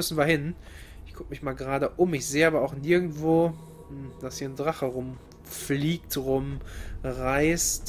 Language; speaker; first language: German; native; German